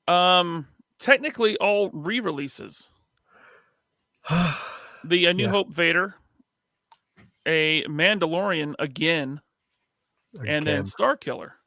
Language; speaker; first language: English; native; English